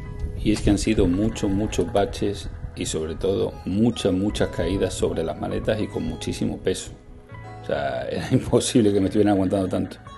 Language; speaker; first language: Spanish; native; Spanish